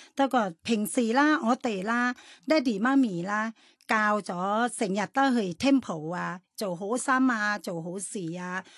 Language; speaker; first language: Cantonese; non-native, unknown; Thai